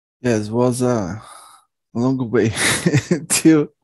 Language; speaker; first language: English; non-native, learner; Portuguese